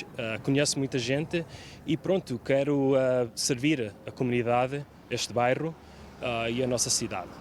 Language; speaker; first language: Portuguese; early bilingual, heritage; Portuguese